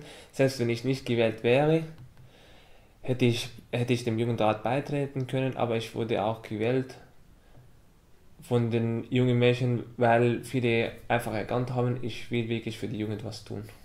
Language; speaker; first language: German; non-native, fluent; Arabic